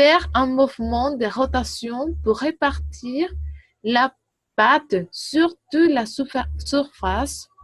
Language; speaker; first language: French; non-native, learner; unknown